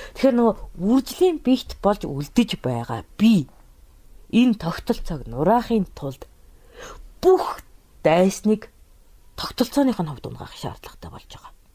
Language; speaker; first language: Mongolian; native; Mongolian